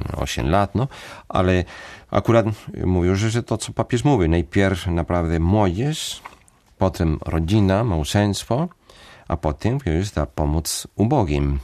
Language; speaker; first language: Polish; non-native, fluent; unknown